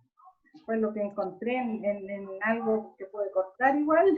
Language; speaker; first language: Spanish; native; Spanish